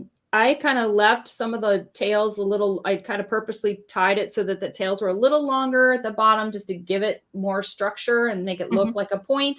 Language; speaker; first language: English; native; English